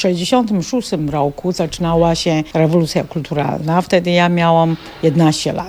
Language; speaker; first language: Polish; non-native, fluent; Chinese